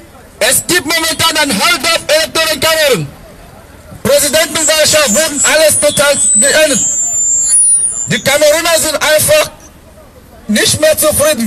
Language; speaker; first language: German; non-native, fluent; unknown